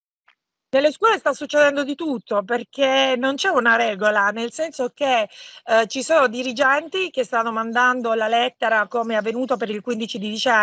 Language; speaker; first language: Italian; native; Italian